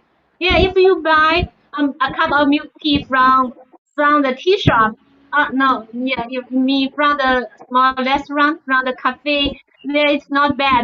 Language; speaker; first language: English; non-native, fluent; Chinese